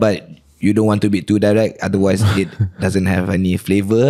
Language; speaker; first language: English; non-native, local second language; Malay